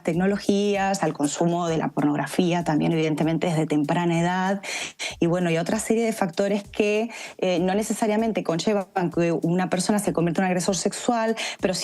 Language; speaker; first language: Spanish; native; Spanish